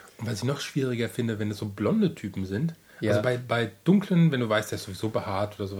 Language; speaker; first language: German; native; German